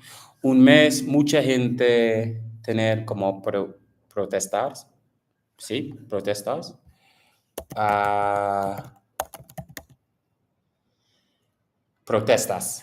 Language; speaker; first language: Spanish; non-native, learner; English